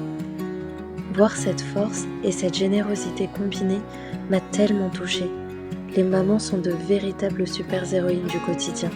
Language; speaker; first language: French; native; French